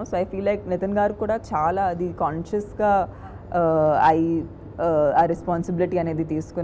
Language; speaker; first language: Telugu; non-native, fluent; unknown